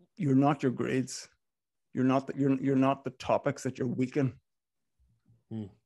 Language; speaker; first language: English; native; English